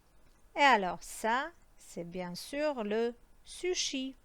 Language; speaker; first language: French; non-native, fluent; Croatian